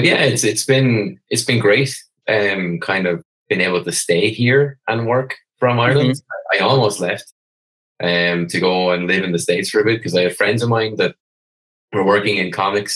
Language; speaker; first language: English; native; English